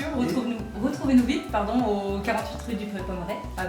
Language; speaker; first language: French; native; French